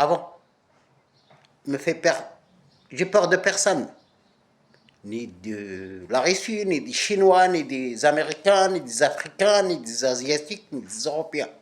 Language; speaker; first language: French; non-native, local second language; Arabic